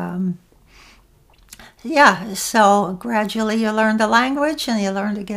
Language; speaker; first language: English; non-native, fluent; Dutch